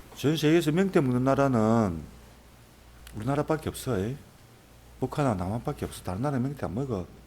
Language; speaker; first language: Korean; native; Korean